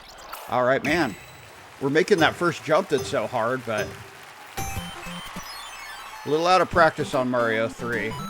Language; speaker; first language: English; native; English